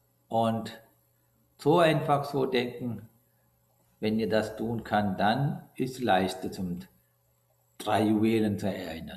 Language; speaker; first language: German; non-native, learner; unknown